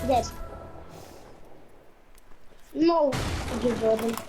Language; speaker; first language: Bulgarian; native; Bulgarian